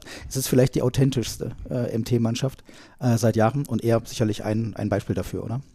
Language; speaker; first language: German; native; German